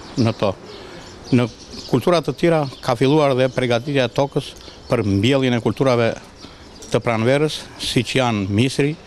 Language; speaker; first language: Albanian; native; Albanian